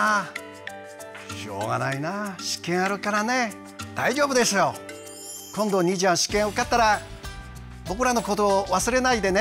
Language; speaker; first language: Japanese; non-native, fluent; Chinese